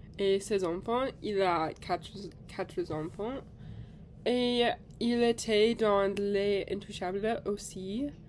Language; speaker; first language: French; non-native, learner; English